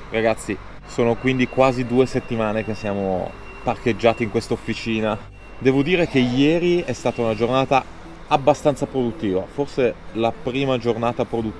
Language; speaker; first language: Italian; native; Italian